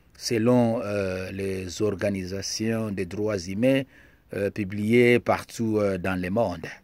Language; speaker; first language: French; non-native, local second language; Lingala